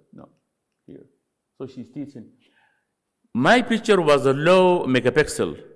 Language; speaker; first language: English; non-native, fluent; Arabic